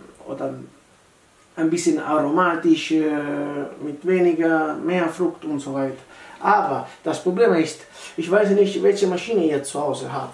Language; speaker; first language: German; non-native, learner; Italian